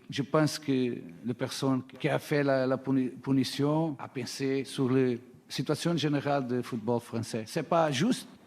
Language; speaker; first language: French; non-native, learner; Portuguese